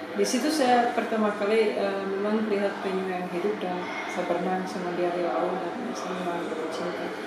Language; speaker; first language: Indonesian; non-native, fluent; Czech